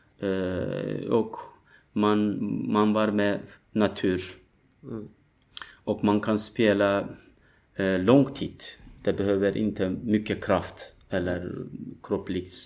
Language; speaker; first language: Swedish; non-native, learner; Turkish